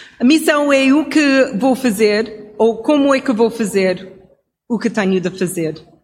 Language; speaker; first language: Portuguese; non-native, fluent; English